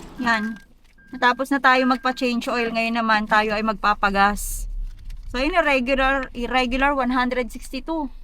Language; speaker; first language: Filipino; native; Filipino